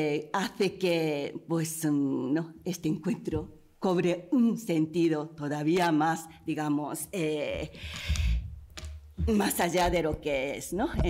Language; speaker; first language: Spanish; non-native, fluent; Japanese